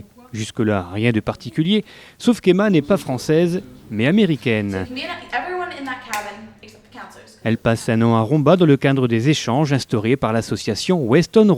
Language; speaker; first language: French; native; French